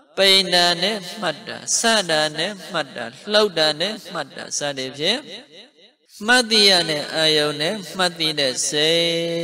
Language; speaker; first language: Burmese; non-native, local second language; Mon